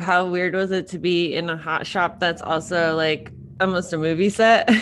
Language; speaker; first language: English; native; English